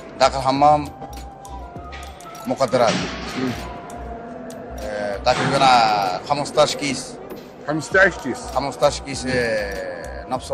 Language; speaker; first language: Arabic; non-native, learner; Bangla